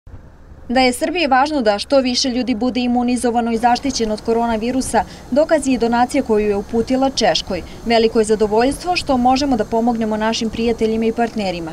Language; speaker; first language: Serbian; native; Serbian